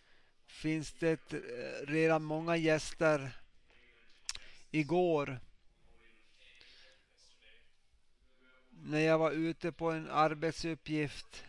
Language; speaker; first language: Swedish; non-native, local second language; Finnish